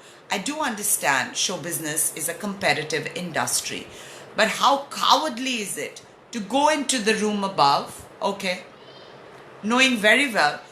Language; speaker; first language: English; non-native, local second language; Hindi